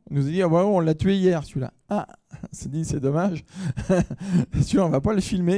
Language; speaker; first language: French; native; French